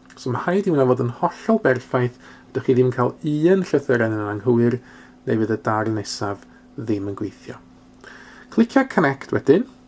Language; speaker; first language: Welsh; non-native, local second language; English